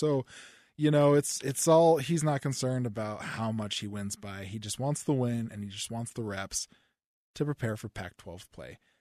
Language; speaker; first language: English; native; English